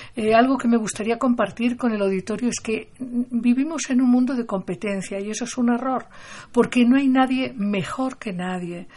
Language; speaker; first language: Spanish; native; Spanish